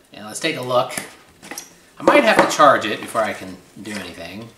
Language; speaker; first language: English; native; English